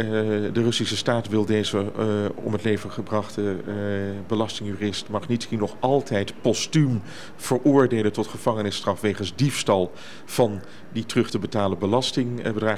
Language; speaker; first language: Dutch; native; Dutch